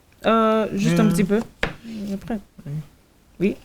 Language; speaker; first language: French; non-native, learner; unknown